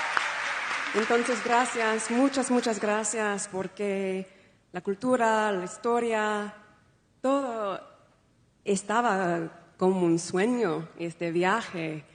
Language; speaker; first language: Spanish; non-native, fluent; English